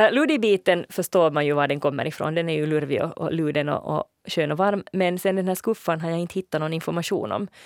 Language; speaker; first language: Swedish; native; Swedish